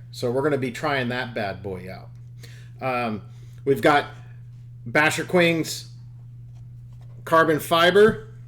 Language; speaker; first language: English; native; English